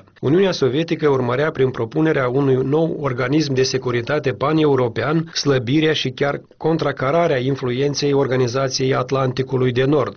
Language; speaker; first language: Romanian; native; Romanian